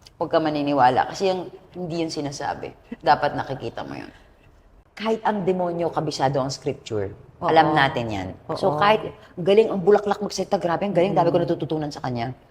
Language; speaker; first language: Filipino; native; Filipino